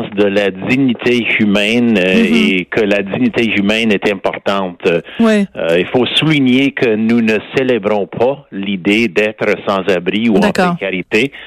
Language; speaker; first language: French; non-native, fluent; English